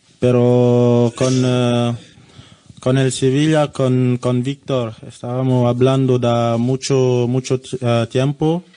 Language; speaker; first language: Spanish; non-native, learner; French